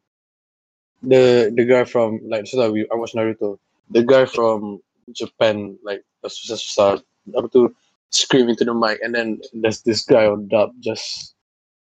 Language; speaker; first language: English; non-native, local second language; Malay